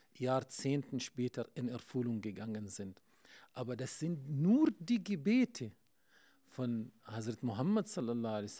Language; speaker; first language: German; non-native, fluent; Arabic